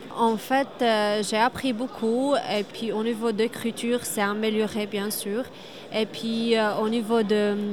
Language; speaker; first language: French; non-native, fluent; Arabic